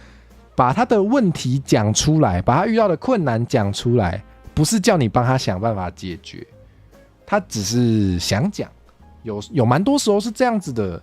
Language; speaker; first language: Chinese; native; Chinese